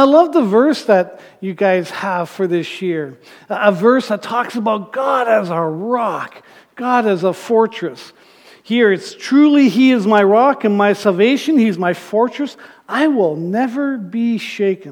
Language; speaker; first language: English; native; English